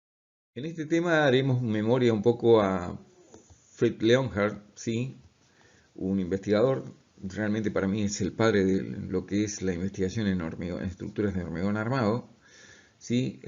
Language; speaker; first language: Spanish; native; Spanish